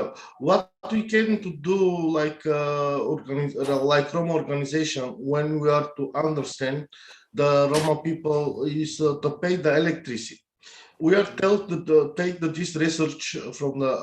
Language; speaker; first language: English; non-native, learner; Bulgarian